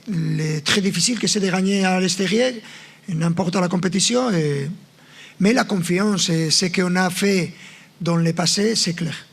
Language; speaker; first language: French; non-native, fluent; Spanish